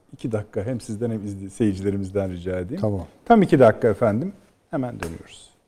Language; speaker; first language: Turkish; native; Turkish